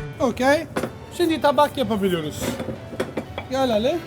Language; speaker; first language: Turkish; non-native, learner; Italian